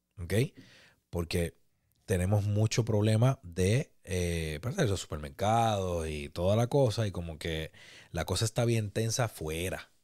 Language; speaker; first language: Spanish; native; Spanish